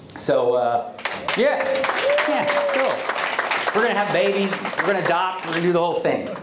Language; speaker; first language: English; native; English